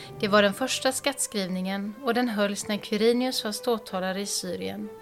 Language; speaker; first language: Swedish; native; Swedish